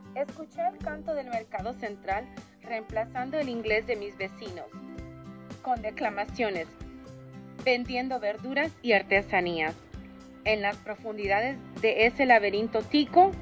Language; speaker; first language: Spanish; early bilingual, heritage; Spanish